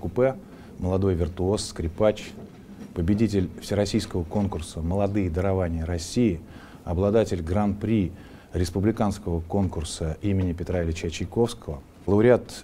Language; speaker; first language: Russian; native; Russian